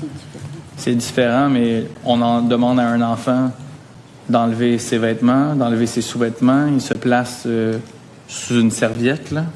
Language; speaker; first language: French; native; French